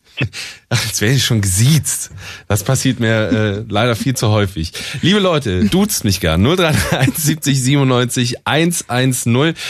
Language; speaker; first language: German; native; German